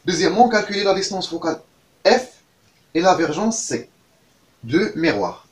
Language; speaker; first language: French; non-native, local second language; Arabic